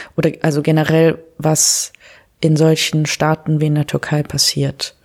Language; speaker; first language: German; early bilingual, other home language; Kurdish